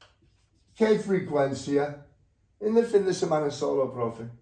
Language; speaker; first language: Spanish; non-native, learner; English